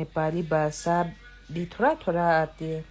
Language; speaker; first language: Hindi; non-native, local second language; Mizo